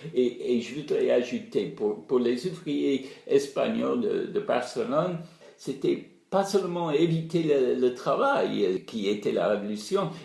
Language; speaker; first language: French; non-native, fluent; English